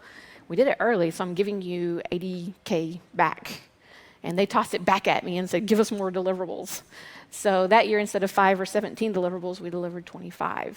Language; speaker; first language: English; native; English